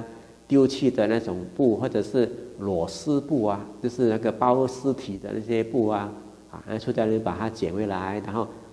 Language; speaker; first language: Chinese; native; Chinese